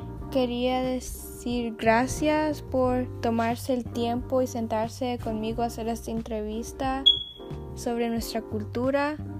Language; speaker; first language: Spanish; early bilingual, heritage; Spanish